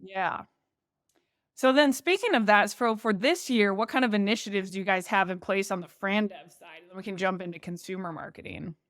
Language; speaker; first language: English; native; English